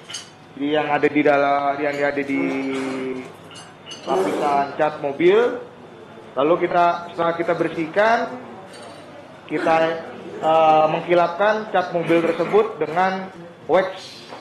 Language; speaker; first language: Malay; native; Malay